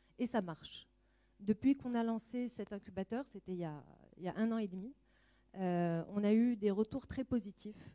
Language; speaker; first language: French; non-native, local second language; Arabic